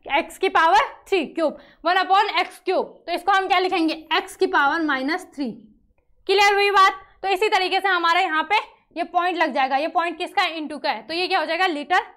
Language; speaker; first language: Hindi; native; Hindi